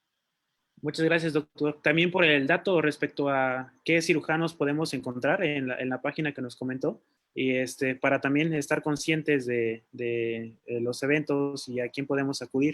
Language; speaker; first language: Spanish; native; Spanish